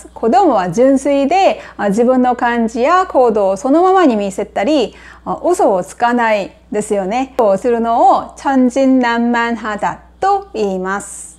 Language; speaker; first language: Japanese; non-native, fluent; Korean